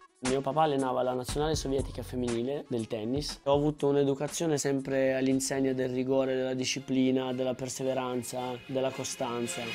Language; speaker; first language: Italian; early bilingual, other home language; Russian